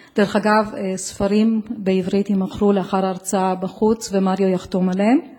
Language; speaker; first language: Hebrew; native; Hebrew